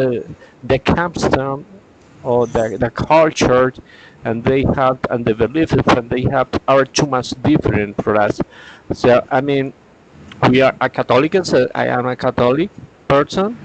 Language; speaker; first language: English; non-native, learner; Spanish